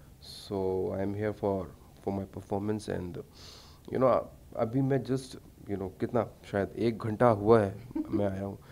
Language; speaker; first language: Hindi; native; Hindi